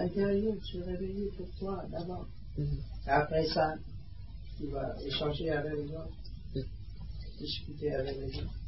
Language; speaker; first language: French; non-native, learner; Vietnamese